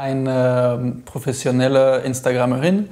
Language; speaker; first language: German; non-native, fluent; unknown